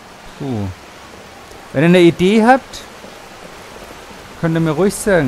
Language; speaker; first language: German; native; German